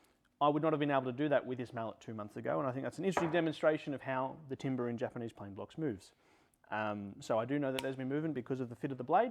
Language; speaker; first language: English; native; English